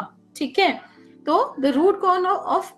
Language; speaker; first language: Hindi; native; Hindi